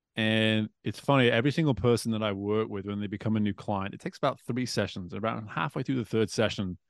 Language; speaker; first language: English; native; English